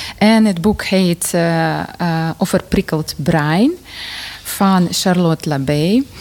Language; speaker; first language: Dutch; non-native, fluent; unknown